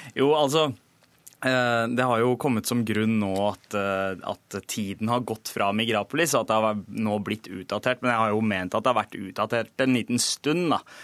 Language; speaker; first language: Norwegian; early bilingual, other home language; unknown